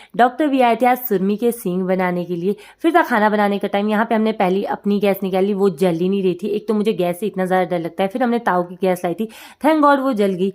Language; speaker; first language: Hindi; native; Hindi